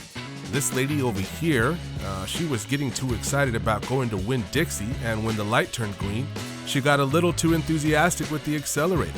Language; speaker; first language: English; native; English